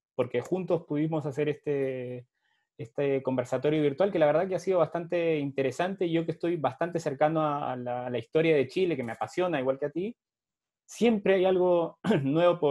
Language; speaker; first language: Spanish; native; Spanish